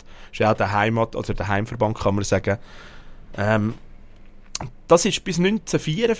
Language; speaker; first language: German; native; German